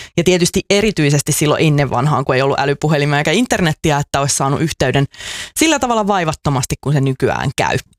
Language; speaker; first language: Finnish; native; Finnish